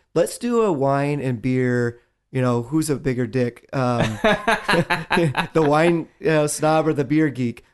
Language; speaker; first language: English; native; English